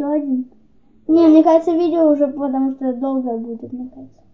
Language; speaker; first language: Russian; native; Russian